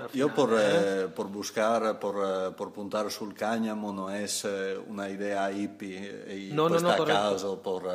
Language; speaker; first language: Spanish; non-native, fluent; Italian